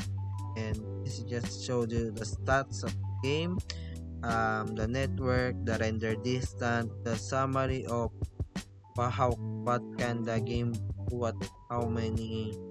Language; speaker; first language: English; non-native, fluent; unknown